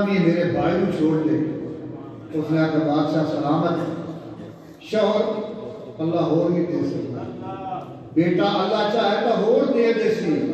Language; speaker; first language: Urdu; non-native, local second language; Punjabi